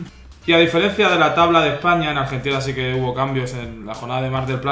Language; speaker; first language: Spanish; native; Spanish